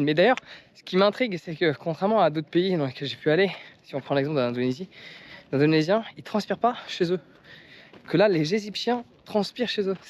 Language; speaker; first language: French; native; French